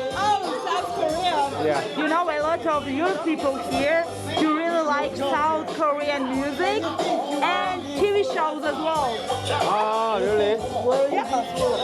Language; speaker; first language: English; non-native, learner; Georgian